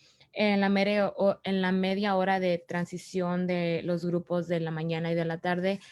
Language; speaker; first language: Spanish; early bilingual, other home language; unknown